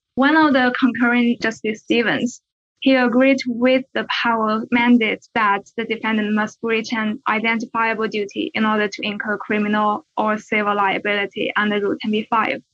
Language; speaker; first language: English; non-native, fluent; Chinese